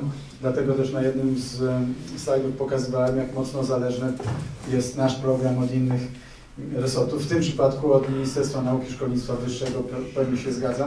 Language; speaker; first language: Polish; native; Polish